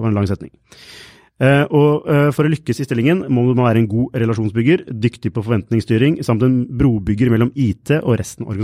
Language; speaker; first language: Norwegian; native; Norwegian